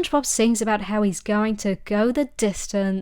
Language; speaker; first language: English; native; English